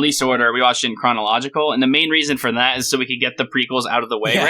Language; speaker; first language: English; native; English